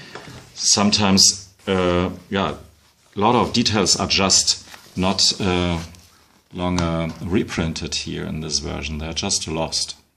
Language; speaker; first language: English; non-native, fluent; German